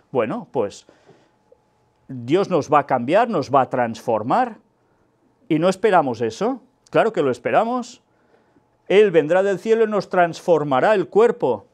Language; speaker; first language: Spanish; non-native, local second language; Catalan